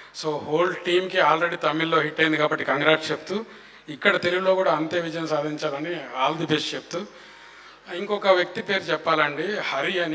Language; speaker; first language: Telugu; native; Telugu